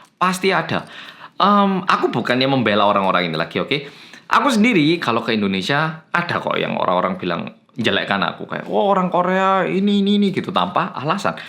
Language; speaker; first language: Indonesian; non-native, fluent; Korean